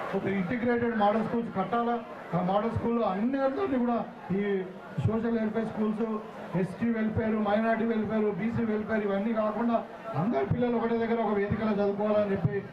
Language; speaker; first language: Telugu; native; Telugu